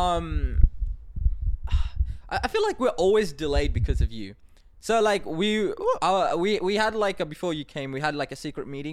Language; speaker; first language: English; non-native, local second language; Sinhala